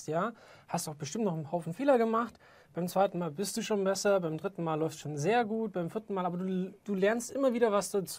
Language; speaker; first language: German; native; German